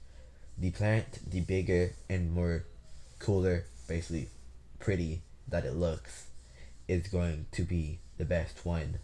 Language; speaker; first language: English; native; English